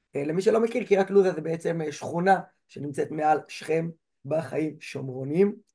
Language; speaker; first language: Hebrew; native; Hebrew